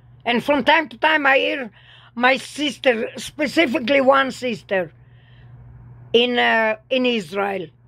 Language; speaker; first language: English; non-native, fluent; Hebrew